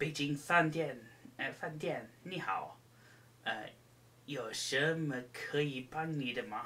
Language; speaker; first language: Chinese; non-native, learner; English